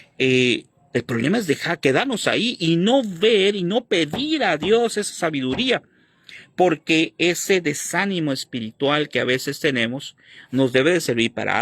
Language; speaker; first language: Spanish; native; Spanish